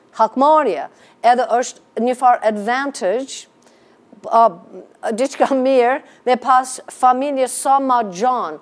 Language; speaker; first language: Albanian; non-native, fluent; English